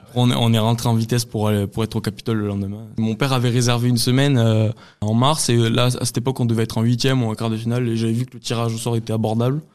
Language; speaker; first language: French; native; French